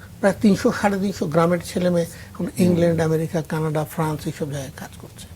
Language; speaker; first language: Bangla; native; Bangla